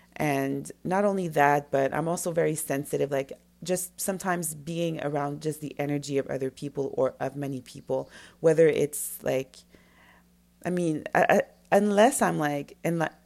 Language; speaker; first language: English; non-native, fluent; French